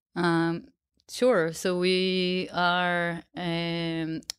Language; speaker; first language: English; non-native, fluent; Hebrew